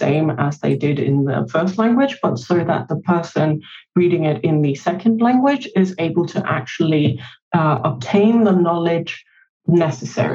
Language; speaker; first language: English; non-native, fluent; Danish